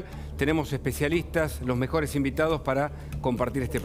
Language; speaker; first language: Spanish; native; Spanish